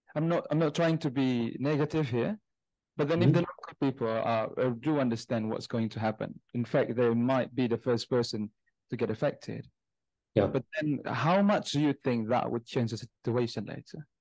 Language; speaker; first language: English; non-native, fluent; Indonesian